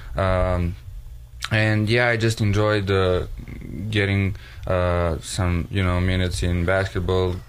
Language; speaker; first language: English; non-native, fluent; Serbian